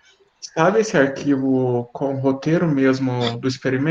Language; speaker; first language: Portuguese; native; Portuguese